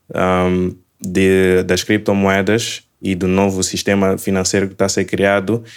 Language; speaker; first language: Portuguese; native; Portuguese